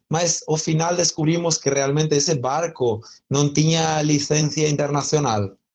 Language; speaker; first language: Portuguese; non-native, learner; Spanish